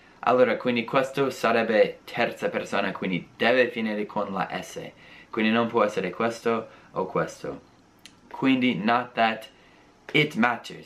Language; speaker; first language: Italian; non-native, fluent; English